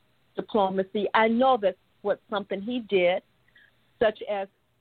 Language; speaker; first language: English; native; English